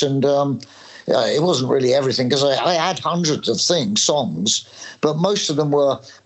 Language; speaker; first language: English; native; English